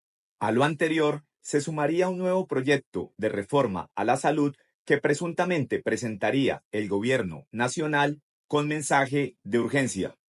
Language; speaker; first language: Spanish; native; Spanish